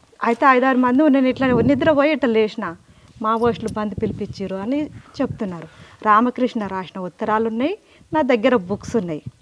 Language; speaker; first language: Telugu; native; Telugu